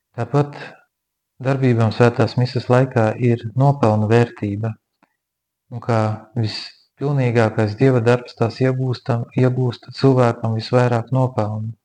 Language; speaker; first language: Latvian; native; Latvian